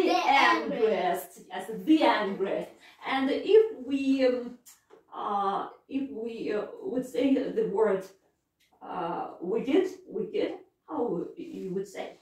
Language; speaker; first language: English; non-native, fluent; Russian